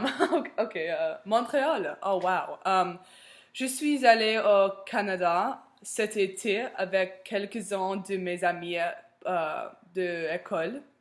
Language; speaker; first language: French; non-native, learner; English